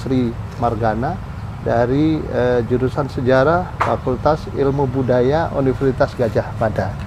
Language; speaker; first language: Indonesian; native; Indonesian